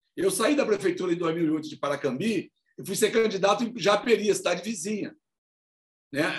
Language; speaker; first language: Portuguese; native; Portuguese